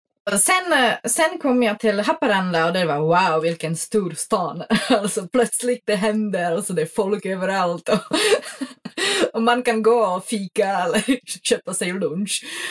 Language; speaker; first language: Swedish; non-native, fluent; Czech